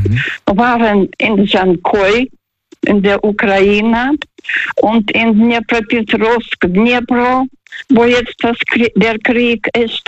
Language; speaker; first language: German; non-native, fluent; Russian